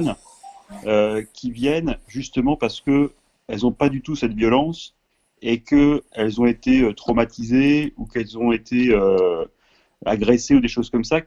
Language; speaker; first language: French; native; French